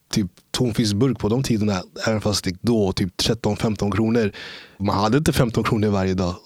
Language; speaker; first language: Swedish; early bilingual, other home language; English